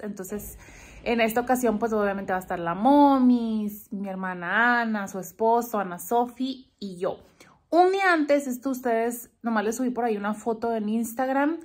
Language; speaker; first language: Spanish; native; Spanish